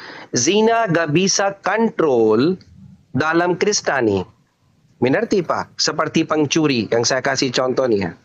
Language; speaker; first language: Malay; non-native, learner; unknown